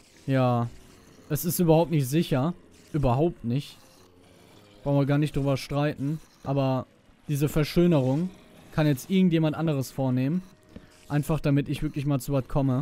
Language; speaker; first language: German; native; German